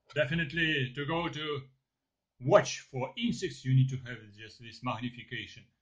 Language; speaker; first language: English; non-native, learner; Ukrainian